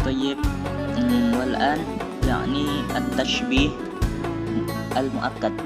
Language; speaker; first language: Arabic; non-native, learner; Indonesian